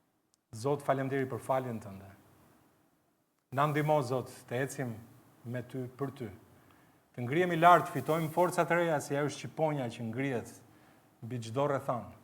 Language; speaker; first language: Albanian; native; Albanian